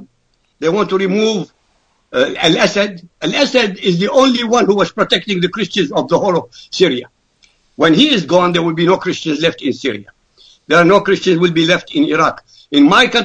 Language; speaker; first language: English; non-native, fluent; Arabic